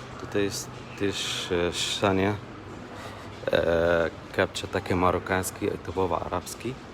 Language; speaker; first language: Polish; non-native, learner; Arabic